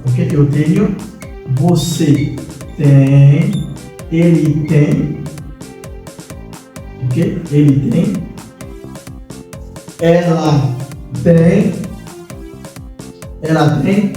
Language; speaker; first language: Portuguese; non-native, learner; Haitian Creole